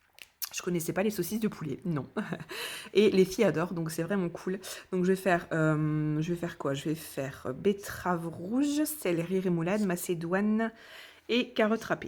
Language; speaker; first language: French; native; French